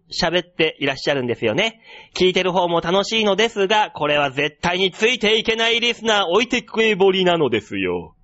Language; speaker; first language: Japanese; native; Japanese